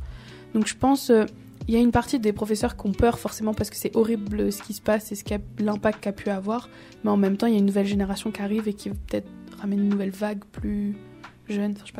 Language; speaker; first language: French; native; French